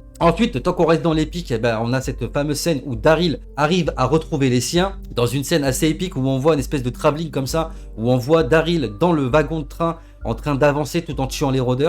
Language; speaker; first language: French; native; French